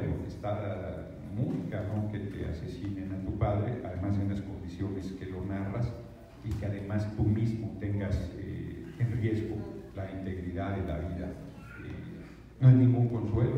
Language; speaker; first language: Spanish; native; Spanish